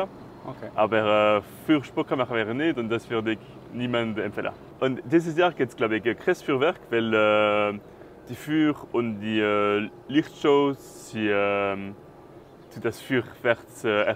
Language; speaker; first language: German; non-native, local second language; French